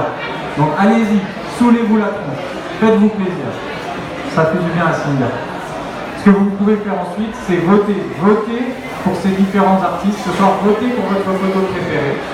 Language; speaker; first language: French; native; French